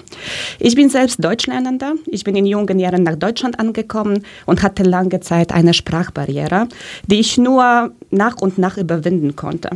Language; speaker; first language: German; early bilingual, other home language; Polish